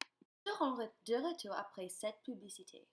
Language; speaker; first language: French; non-native, learner; English